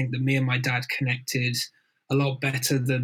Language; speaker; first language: English; native; English